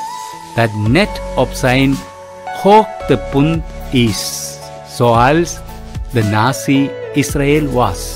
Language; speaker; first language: Dutch; non-native, fluent; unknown